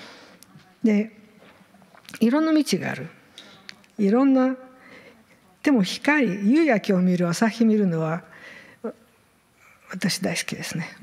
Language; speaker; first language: Japanese; non-native, fluent; Bulgarian